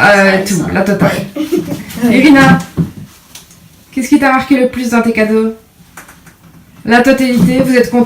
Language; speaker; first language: French; native; French